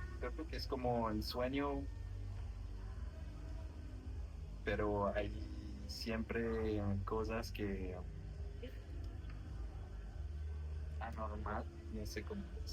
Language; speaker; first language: Spanish; non-native, learner; French